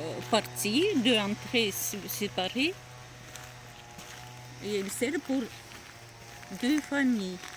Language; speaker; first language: French; non-native, learner; Russian